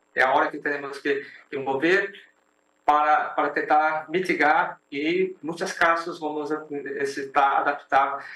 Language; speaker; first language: Spanish; non-native, fluent; Portuguese